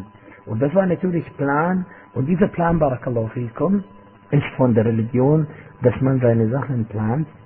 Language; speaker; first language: German; non-native, fluent; Arabic